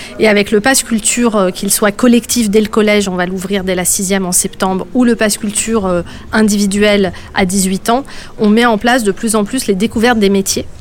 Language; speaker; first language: French; native; French